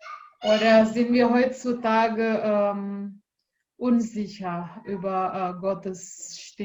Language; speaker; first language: German; non-native, learner; Indonesian